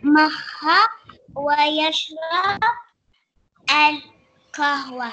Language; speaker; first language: Arabic; non-native, learner; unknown